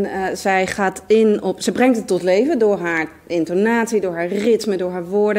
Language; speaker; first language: Dutch; native; Dutch